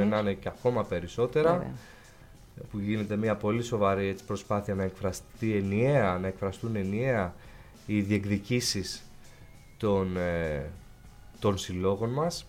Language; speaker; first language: Greek; native; Greek